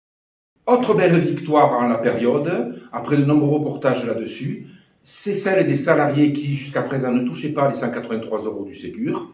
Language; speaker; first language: French; native; French